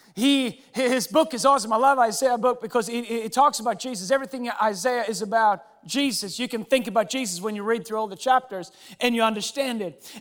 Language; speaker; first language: English; non-native, fluent; Swedish